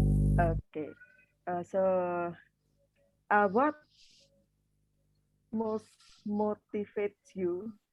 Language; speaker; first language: English; non-native, fluent; Indonesian